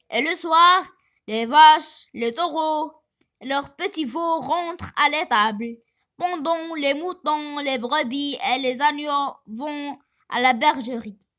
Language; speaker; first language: French; non-native, local second language; Arabic